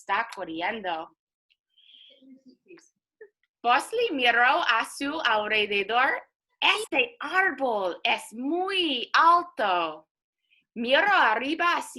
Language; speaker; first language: Spanish; non-native, fluent; English